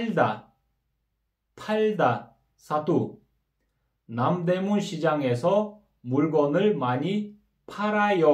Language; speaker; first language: Korean; non-native, fluent; Kyrgyz